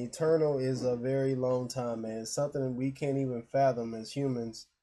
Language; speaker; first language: English; native; English